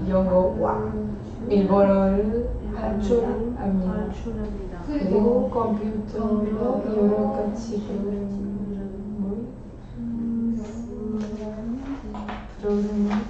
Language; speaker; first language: Korean; non-native, learner; Spanish